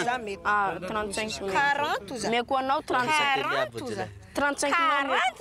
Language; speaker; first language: French; non-native, learner; Malagasy